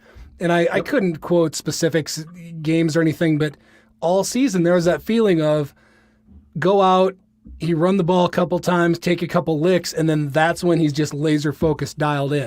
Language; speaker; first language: English; native; English